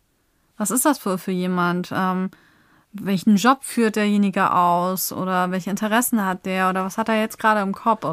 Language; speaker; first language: German; native; German